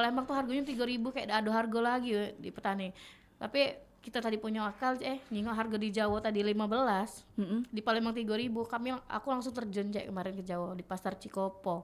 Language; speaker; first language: Indonesian; native; Indonesian